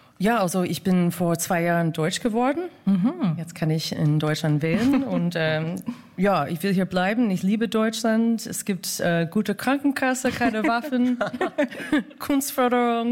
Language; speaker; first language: German; non-native, fluent; English